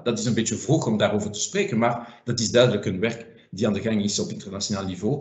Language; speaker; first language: Dutch; non-native, fluent; French